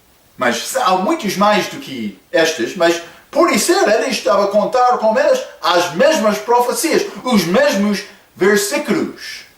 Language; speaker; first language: Portuguese; non-native, fluent; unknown